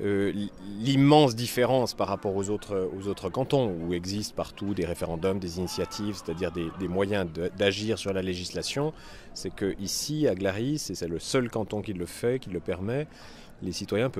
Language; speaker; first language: French; native; French